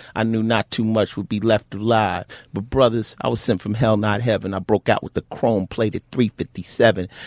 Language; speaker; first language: English; native; English